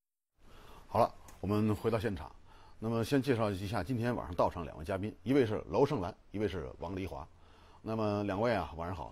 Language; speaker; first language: Chinese; native; Chinese